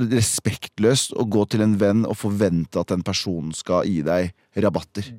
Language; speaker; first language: Norwegian; early bilingual, other home language; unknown